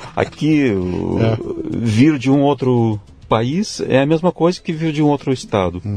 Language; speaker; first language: Portuguese; non-native, fluent; Russian